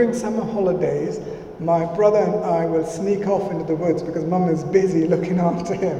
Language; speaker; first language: English; non-native, local second language; Malayalam